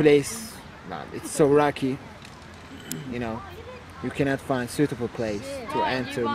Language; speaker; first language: English; non-native, fluent; Turkish